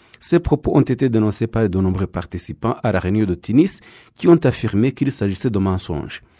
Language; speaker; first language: French; non-native, local second language; Kinyarwanda